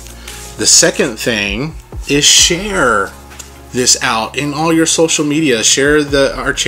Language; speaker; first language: English; native; English